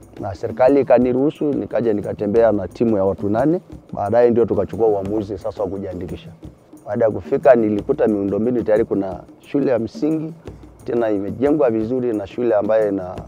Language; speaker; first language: Swahili; non-native, local second language; Masai